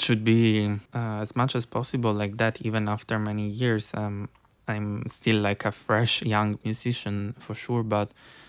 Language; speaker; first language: English; non-native, fluent; Italian